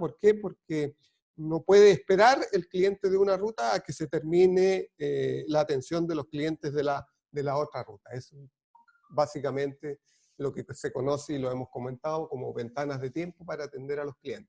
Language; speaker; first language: Spanish; native; Spanish